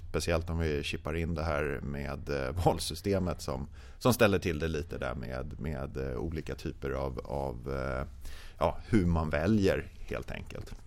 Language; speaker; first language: Swedish; native; Swedish